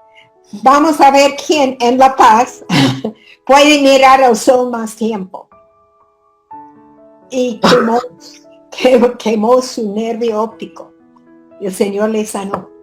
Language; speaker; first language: Spanish; non-native, fluent; English